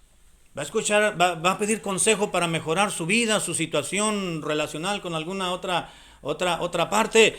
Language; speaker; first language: Spanish; native; Spanish